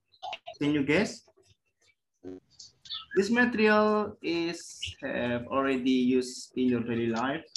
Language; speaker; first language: English; non-native, learner; Indonesian